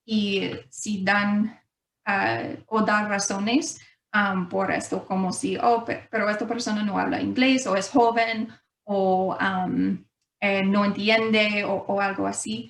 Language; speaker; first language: Spanish; non-native, fluent; English